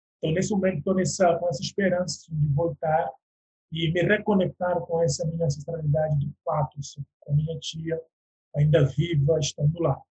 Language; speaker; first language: Portuguese; non-native, local second language; Upper Guinea Crioulo